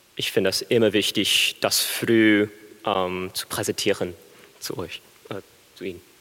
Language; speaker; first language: German; non-native, learner; English